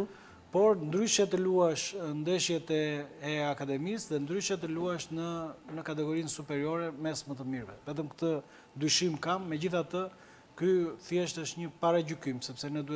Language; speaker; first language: Albanian; native; Albanian